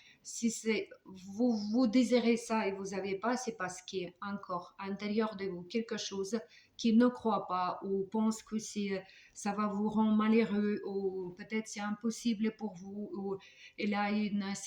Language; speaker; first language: French; non-native, fluent; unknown